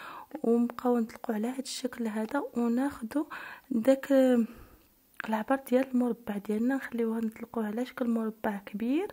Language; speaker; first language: Arabic; native; Arabic